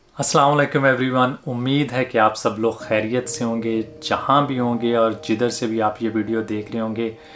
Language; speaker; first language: Urdu; native; Urdu